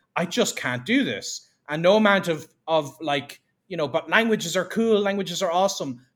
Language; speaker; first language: English; native; English